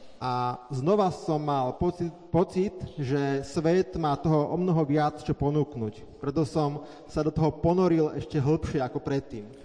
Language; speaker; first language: Slovak; native; Slovak